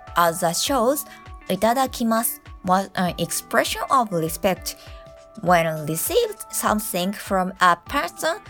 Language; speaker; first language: English; non-native, learner; Japanese